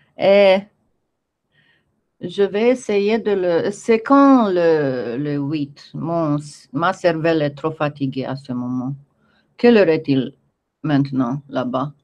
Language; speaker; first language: French; non-native, fluent; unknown